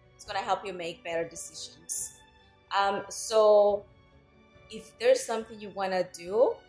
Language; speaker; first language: English; non-native, fluent; Spanish